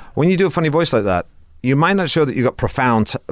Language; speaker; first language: English; native; English